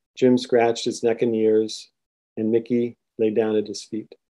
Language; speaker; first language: English; native; English